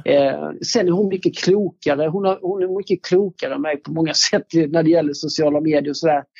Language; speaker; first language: Swedish; native; Swedish